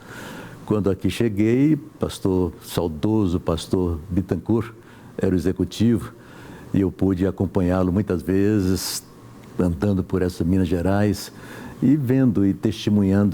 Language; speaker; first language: Portuguese; native; Portuguese